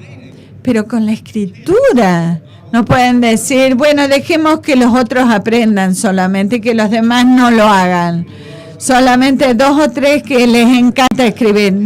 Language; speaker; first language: Spanish; non-native, fluent; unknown